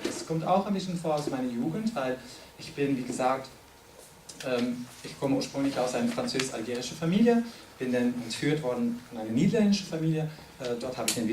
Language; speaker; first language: German; non-native, fluent; French